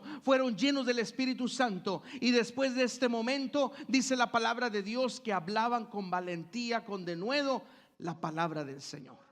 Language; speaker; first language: Spanish; native; Spanish